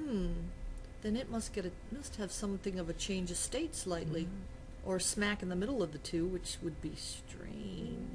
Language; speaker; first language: English; native; English